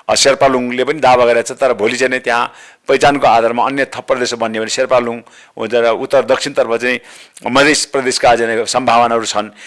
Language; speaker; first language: Nepali; non-native, local second language; Sherpa